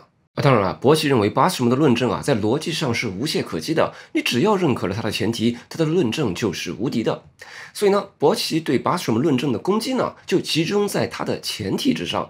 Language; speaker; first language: Chinese; native; Chinese